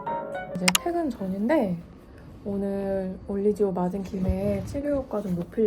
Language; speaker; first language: Korean; native; Korean